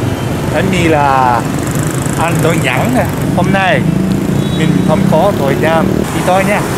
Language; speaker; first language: Vietnamese; non-native, learner; Japanese